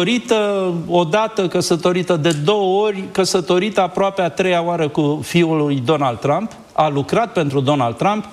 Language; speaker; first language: Romanian; native; Romanian